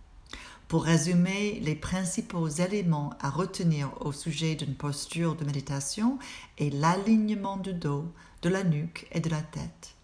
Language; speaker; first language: French; non-native, fluent; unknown